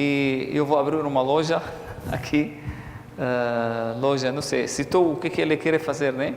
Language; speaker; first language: Portuguese; non-native, fluent; Arabic